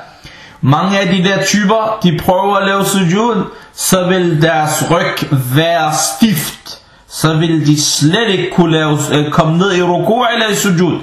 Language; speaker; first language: Danish; early bilingual, other home language; Arabic